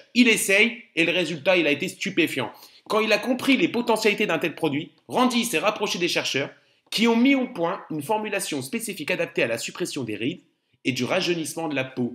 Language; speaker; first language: French; native; French